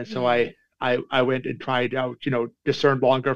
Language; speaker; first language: English; native; English